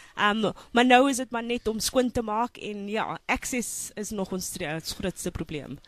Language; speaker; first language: Afrikaans; non-native, local second language; English